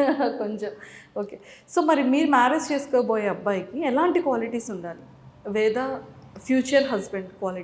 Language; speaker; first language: Telugu; native; Telugu